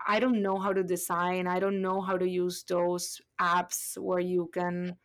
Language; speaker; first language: English; non-native, fluent; Spanish